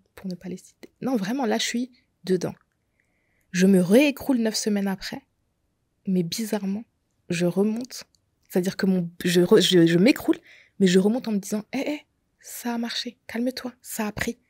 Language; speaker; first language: French; native; French